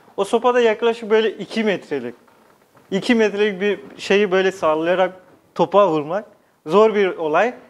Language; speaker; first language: Turkish; non-native, fluent; Nepali